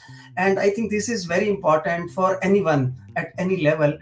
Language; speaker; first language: English; non-native, local second language; Hindi